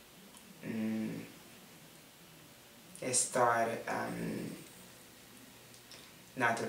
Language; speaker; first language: Spanish; non-native, learner; English